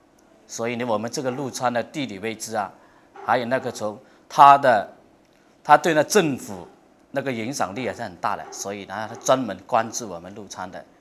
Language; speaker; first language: Chinese; native; Chinese